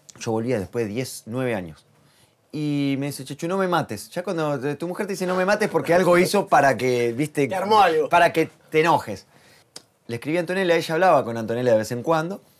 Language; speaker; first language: Spanish; native; Spanish